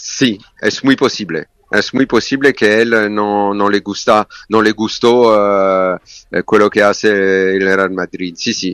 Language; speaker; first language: Spanish; non-native, learner; French